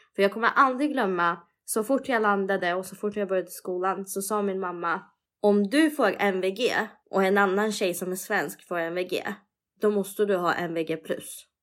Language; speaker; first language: Swedish; early bilingual, other home language; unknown